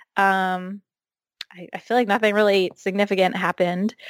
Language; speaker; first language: English; native; English